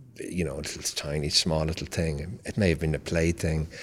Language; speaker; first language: English; native; English